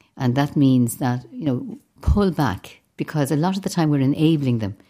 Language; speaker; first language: English; native; English